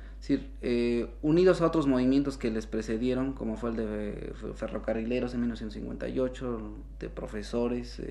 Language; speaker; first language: Spanish; native; Spanish